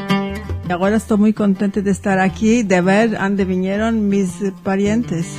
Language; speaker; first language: Spanish; early bilingual, heritage; Ladino